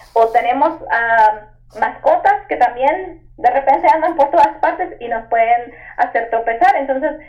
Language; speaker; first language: Spanish; native; Spanish